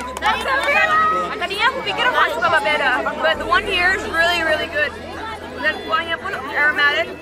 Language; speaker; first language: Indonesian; non-native, local second language; English